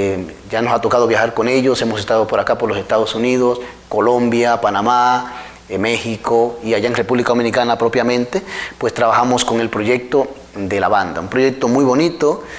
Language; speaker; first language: Spanish; native; Spanish